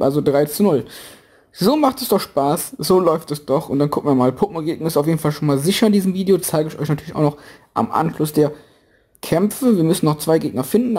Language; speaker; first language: German; native; German